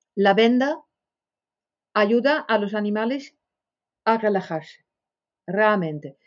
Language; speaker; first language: Spanish; non-native, fluent; Dutch